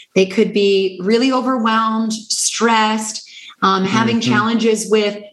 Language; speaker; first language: English; native; English